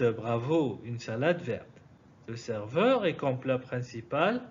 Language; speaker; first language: French; non-native, fluent; Arabic